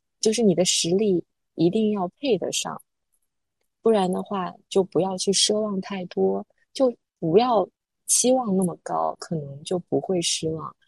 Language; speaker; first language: Chinese; native; Chinese